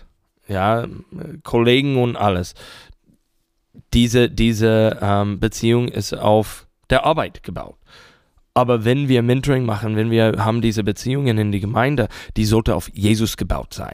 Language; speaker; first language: German; non-native, fluent; English